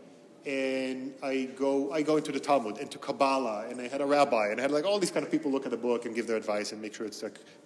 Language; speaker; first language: English; non-native, fluent; Hebrew